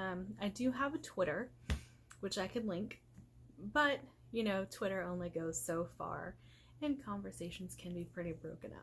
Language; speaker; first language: English; native; English